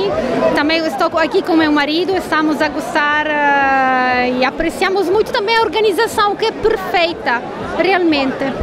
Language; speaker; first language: Portuguese; non-native, fluent; Italian